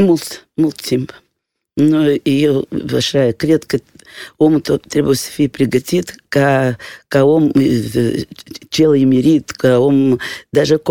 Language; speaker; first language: Romanian; non-native, local second language; Russian